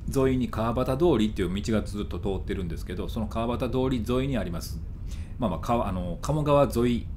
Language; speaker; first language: Japanese; native; Japanese